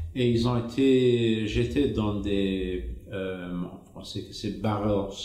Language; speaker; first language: French; non-native, fluent; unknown